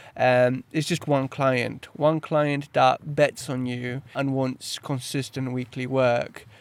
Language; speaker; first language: English; early bilingual, other home language; Polish